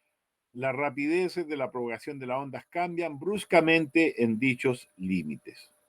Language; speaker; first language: Spanish; native; Spanish